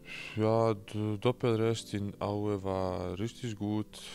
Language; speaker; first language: German; non-native, fluent; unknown